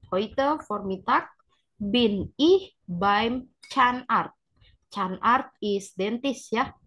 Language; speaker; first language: German; non-native, learner; Indonesian